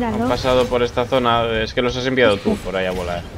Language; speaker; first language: Spanish; native; Spanish